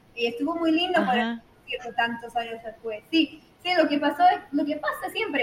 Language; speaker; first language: Spanish; non-native, fluent; English